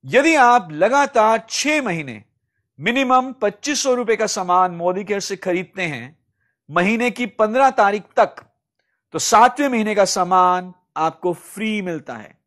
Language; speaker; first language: Hindi; native; Hindi